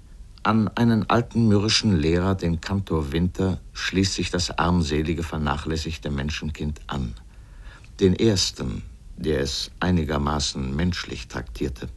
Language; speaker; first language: German; native; German